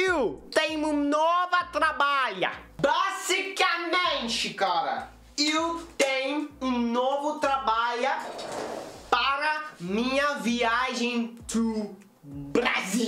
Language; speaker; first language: Portuguese; non-native, learner; English